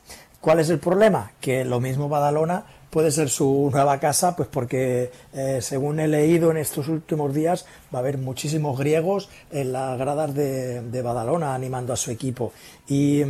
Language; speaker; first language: Spanish; native; Spanish